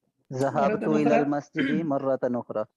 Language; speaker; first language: Arabic; non-native, learner; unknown